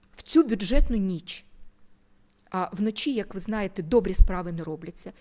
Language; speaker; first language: Ukrainian; non-native, local second language; Russian